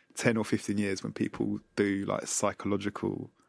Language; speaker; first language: English; native; English